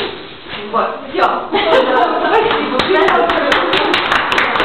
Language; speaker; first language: Russian; non-native, fluent; German